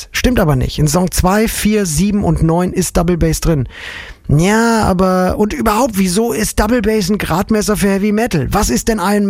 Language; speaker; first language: German; native; German